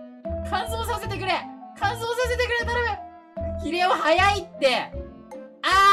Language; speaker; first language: Japanese; native; Japanese